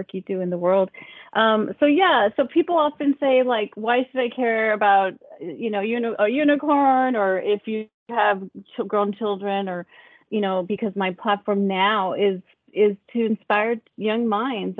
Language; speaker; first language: English; native; English